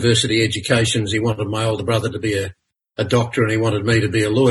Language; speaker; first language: English; native; English